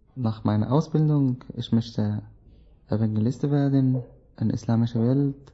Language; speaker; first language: German; non-native, learner; Arabic